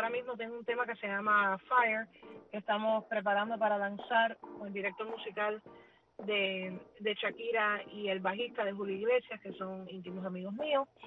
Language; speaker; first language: Spanish; early bilingual, heritage; Spanish